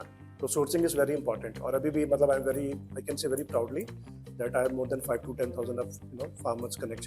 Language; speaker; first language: English; non-native, local second language; Hindi